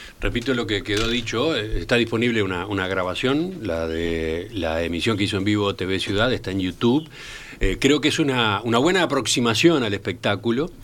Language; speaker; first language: Spanish; native; Spanish